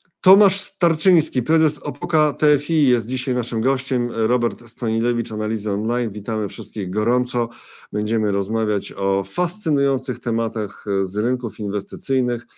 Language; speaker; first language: Polish; native; Polish